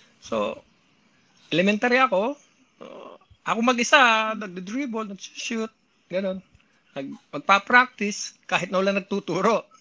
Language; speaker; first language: Filipino; non-native, local second language; Pangasinan